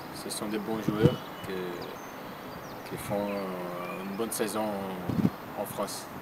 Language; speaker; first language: French; non-native, learner; Portuguese